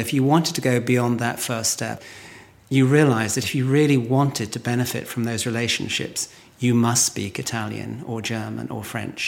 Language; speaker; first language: English; native; English